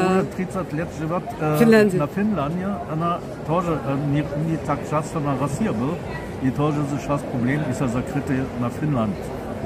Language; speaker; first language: Russian; non-native, learner; German